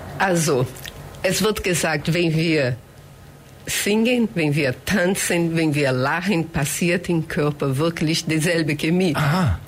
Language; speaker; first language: German; non-native, fluent; Portuguese